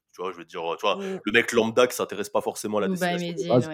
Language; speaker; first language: French; native; French